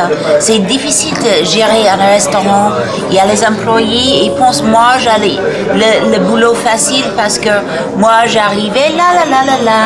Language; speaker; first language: French; non-native, learner; English